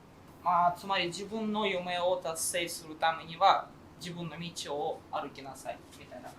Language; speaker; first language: Japanese; non-native, fluent; Russian